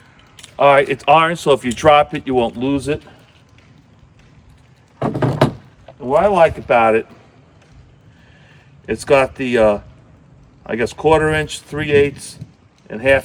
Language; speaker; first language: English; native; English